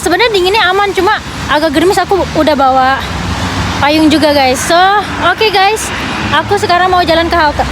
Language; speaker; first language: Indonesian; native; Indonesian